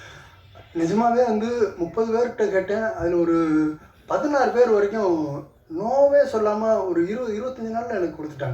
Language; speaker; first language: Tamil; native; Tamil